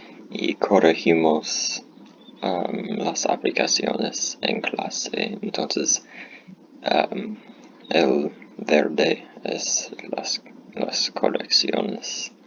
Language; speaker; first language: Spanish; non-native, learner; English